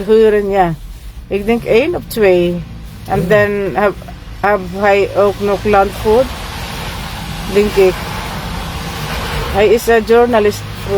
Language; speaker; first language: Dutch; non-native, learner; Filipino